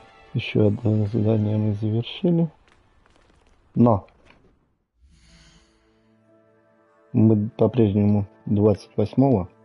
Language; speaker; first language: Russian; native; Russian